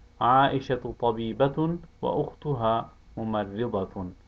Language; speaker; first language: Arabic; non-native, fluent; English